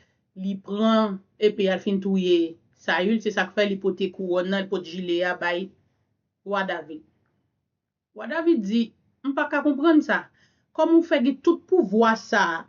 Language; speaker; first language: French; non-native, learner; Haitian Creole